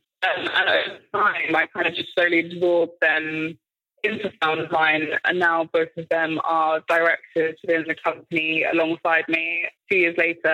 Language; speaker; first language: English; native; English